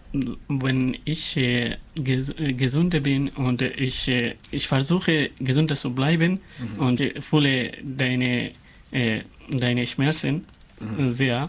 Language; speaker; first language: German; non-native, learner; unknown